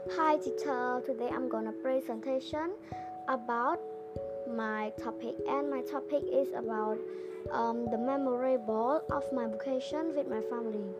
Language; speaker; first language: English; non-native, learner; Khmer